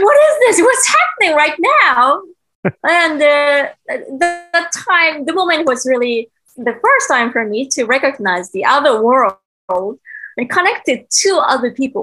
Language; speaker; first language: English; non-native, learner; Japanese